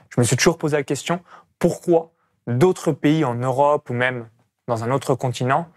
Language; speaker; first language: French; native; French